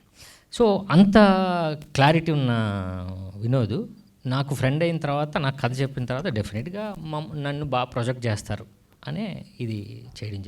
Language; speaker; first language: Telugu; native; Telugu